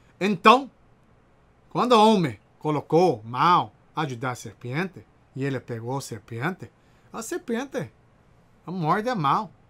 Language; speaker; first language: Portuguese; non-native, learner; Spanish